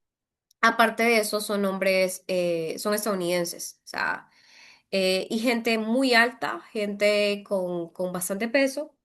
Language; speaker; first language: Spanish; native; Spanish